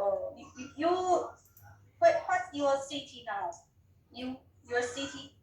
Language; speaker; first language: English; non-native, learner; Chinese